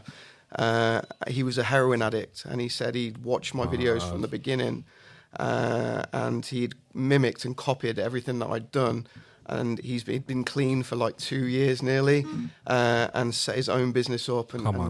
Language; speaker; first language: English; native; English